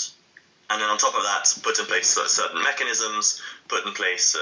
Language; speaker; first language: English; native; English